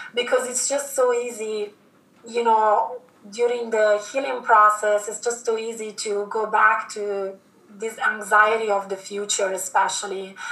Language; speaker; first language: English; non-native, fluent; Italian